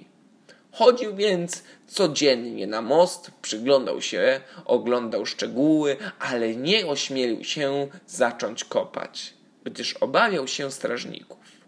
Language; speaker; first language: Polish; native; Polish